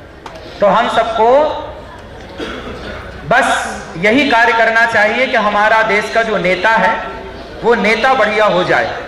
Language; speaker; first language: Hindi; native; Hindi